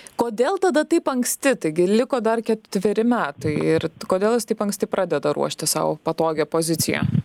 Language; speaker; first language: Lithuanian; native; Lithuanian